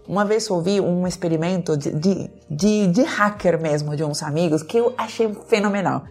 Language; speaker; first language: Portuguese; non-native, fluent; Spanish